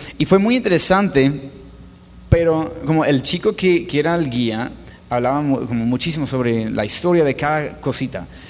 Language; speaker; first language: Spanish; non-native, fluent; English